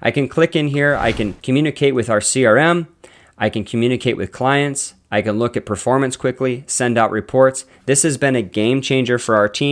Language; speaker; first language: English; native; English